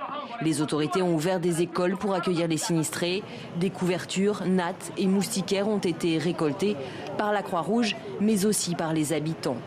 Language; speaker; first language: French; native; French